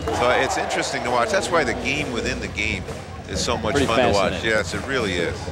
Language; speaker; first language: English; native; English